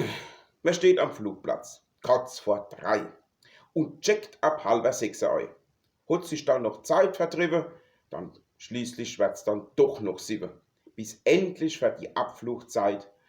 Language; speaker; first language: German; native; German